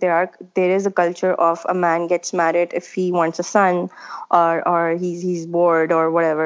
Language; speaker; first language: English; non-native, local second language; Urdu